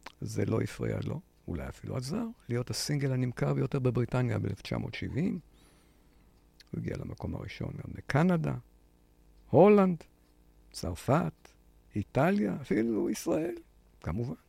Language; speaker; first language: Hebrew; native; Hebrew